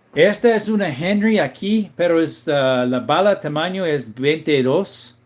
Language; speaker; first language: Spanish; non-native, learner; English